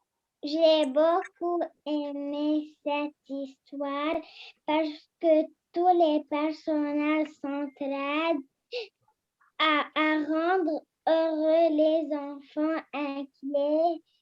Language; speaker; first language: French; non-native, learner; Arabic